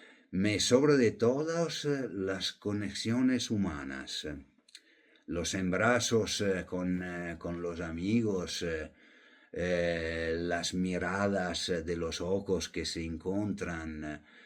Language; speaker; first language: Spanish; non-native, fluent; Italian